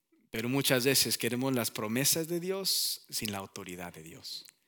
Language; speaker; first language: Spanish; early bilingual, heritage; Spanish